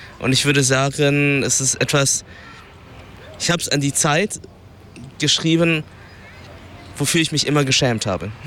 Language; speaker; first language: German; early bilingual, other home language; Vietnamese